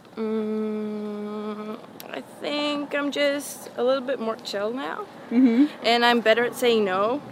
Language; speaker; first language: English; non-native, fluent; Swedish